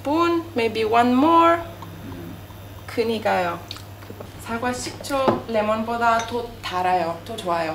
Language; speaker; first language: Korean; non-native, learner; Italian